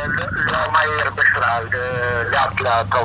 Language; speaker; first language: Hebrew; non-native, learner; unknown